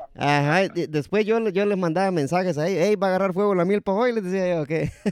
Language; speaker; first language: Spanish; native; Spanish